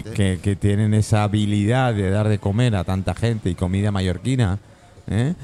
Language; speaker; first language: Spanish; non-native, fluent; English